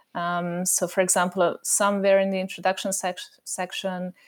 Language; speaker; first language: English; non-native, fluent; Hungarian